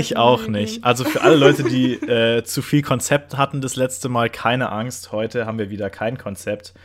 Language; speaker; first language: German; native; German